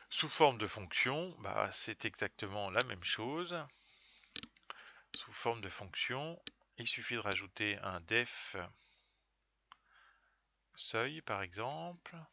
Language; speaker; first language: French; native; French